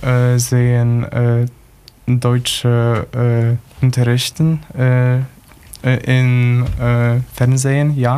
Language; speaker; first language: German; non-native, learner; Polish